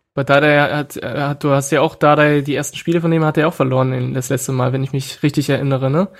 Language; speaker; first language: German; non-native, fluent; French